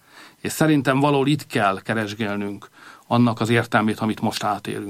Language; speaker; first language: Hungarian; native; Hungarian